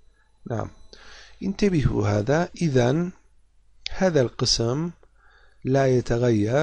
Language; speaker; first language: Arabic; non-native, fluent; Turkish